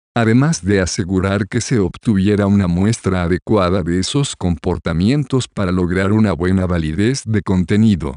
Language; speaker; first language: Spanish; native; Spanish